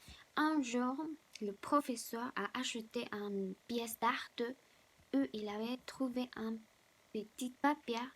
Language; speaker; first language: French; non-native, learner; Spanish